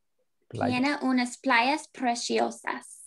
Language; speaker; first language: Spanish; non-native, learner; English